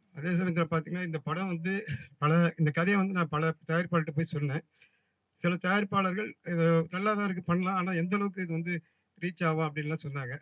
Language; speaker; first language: Tamil; native; Tamil